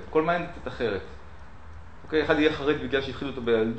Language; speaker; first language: Hebrew; native; Hebrew